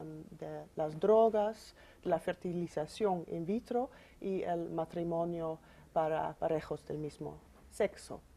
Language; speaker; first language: Spanish; non-native, fluent; Dutch